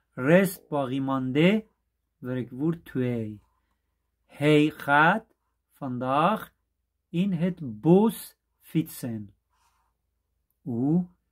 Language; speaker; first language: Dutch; non-native, fluent; Persian